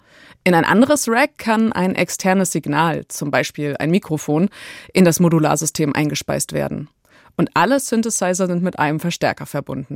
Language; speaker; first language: German; native; German